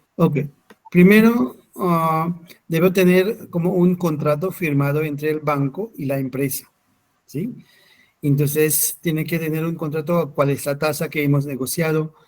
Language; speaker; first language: Spanish; non-native, fluent; Hindi